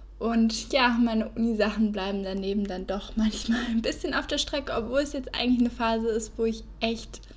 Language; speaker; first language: German; native; German